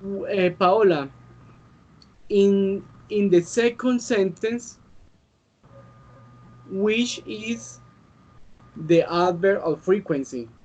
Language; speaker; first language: English; non-native, learner; Spanish